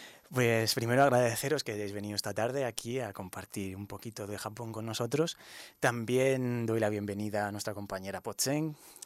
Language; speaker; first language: Spanish; native; Spanish